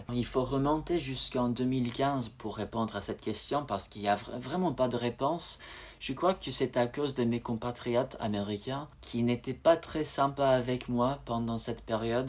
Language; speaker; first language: French; non-native, fluent; English